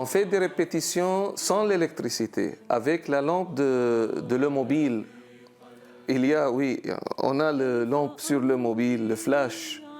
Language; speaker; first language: French; non-native, learner; Arabic